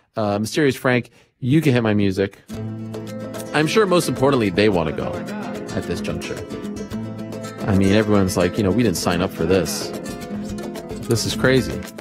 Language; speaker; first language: English; native; English